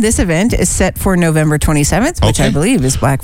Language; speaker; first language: English; native; English